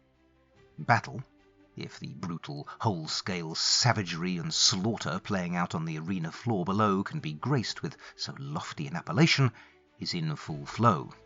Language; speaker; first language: English; native; English